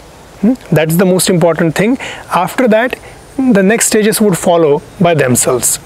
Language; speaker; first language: English; non-native, local second language; Marathi